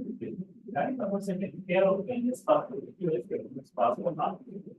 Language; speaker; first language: Spanish; non-native, learner; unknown